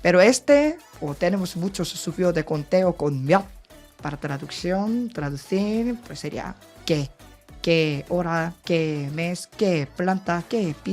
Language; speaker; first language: Spanish; non-native, learner; Korean